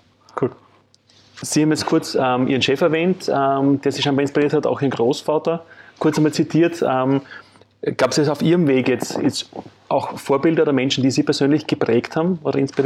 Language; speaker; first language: German; native; German